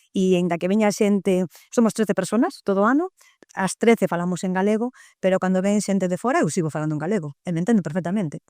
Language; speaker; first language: Galician; native; Galician